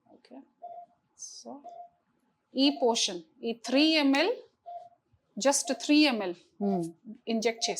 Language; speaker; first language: Telugu; non-native, local second language; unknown